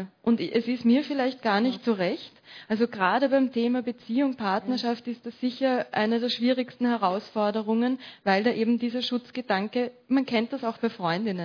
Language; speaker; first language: German; native; German